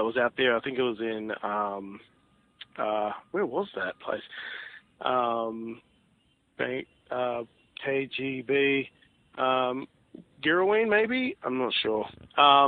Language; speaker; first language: English; native; English